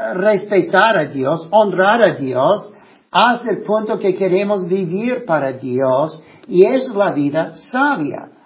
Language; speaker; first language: Spanish; non-native, fluent; English